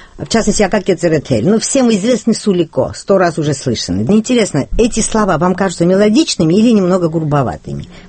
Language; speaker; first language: Russian; non-native, local second language; Georgian